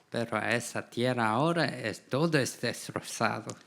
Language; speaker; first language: Spanish; non-native, learner; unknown